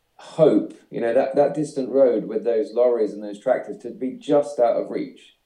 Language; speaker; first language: English; native; English